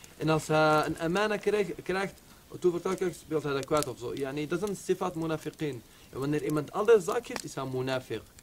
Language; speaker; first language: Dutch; early bilingual, other home language; Arabic